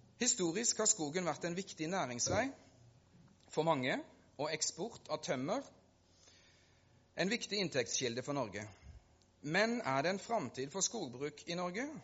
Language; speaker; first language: Norwegian; native; Norwegian